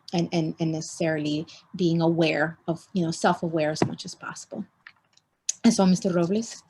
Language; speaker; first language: English; early bilingual, other home language; Spanish